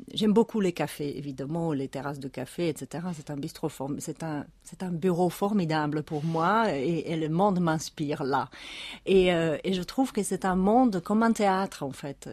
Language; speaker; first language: French; non-native, fluent; Czech